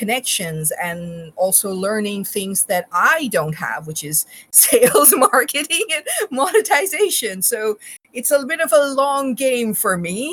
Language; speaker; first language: English; non-native, local second language; Bangla